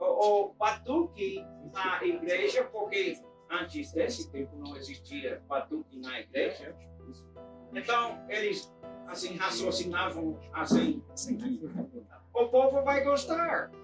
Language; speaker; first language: Portuguese; non-native, fluent; English